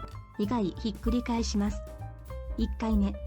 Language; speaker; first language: Japanese; native; Japanese